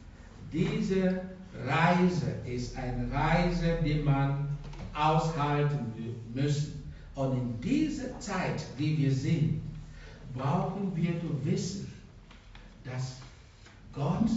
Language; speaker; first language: German; non-native, fluent; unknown